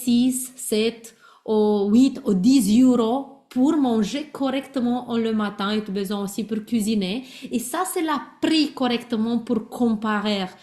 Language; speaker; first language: French; non-native, learner; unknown